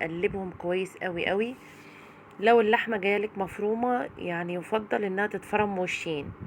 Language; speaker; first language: Arabic; native; Arabic